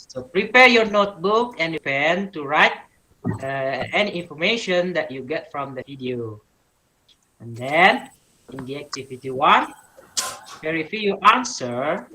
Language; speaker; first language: English; non-native, learner; Indonesian